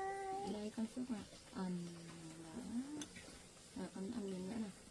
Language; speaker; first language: Vietnamese; native; Vietnamese